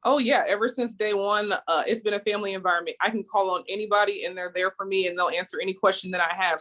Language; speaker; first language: English; native; English